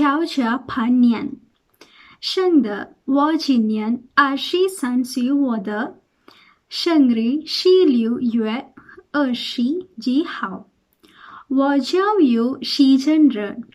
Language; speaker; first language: Chinese; non-native, learner; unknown